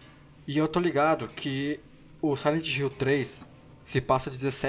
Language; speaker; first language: Portuguese; native; Portuguese